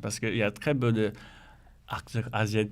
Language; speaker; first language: French; non-native, learner; Chinese